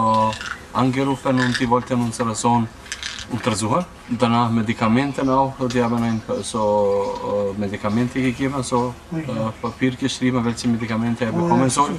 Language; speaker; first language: German; non-native, fluent; Albanian